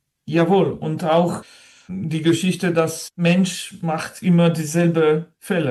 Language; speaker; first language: German; non-native, fluent; French